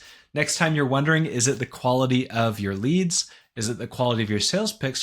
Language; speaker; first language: English; native; English